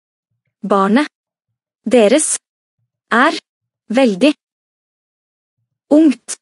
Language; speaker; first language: Norwegian; non-native, learner; Amharic